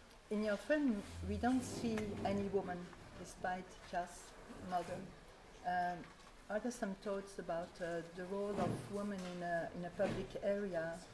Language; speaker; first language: English; non-native, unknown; French